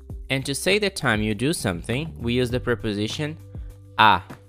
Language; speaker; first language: English; non-native, fluent; Portuguese